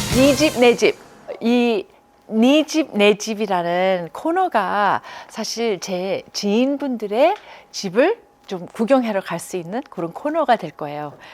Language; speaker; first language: Korean; early bilingual, heritage; Korean